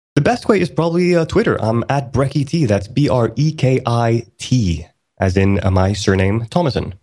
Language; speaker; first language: English; early bilingual, other home language; Swedish